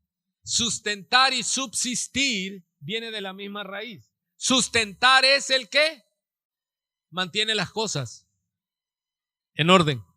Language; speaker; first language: Spanish; native; Spanish